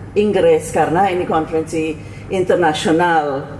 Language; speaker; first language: Indonesian; non-native, fluent; English